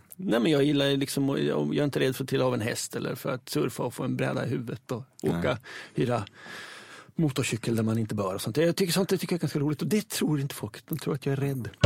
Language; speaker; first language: Swedish; native; Swedish